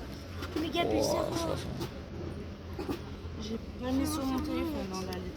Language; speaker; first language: French; native; French